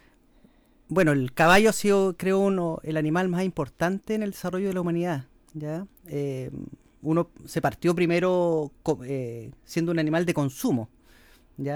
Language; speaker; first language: Spanish; native; Spanish